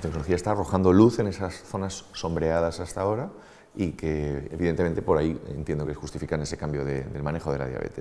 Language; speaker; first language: Spanish; native; Spanish